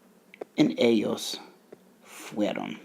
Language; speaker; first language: Spanish; non-native, fluent; English